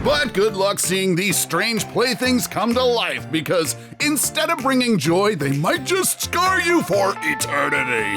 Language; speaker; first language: English; native; English